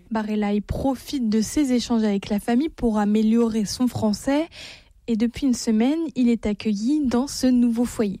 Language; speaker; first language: French; native; French